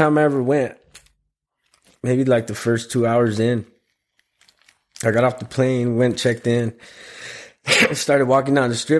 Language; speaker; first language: English; early bilingual, other home language; Spanish